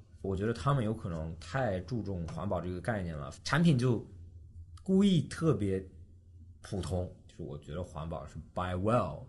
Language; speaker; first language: Chinese; early bilingual, heritage; Chinese